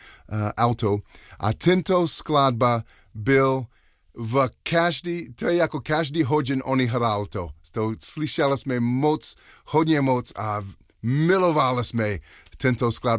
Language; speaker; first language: Czech; non-native, learner; English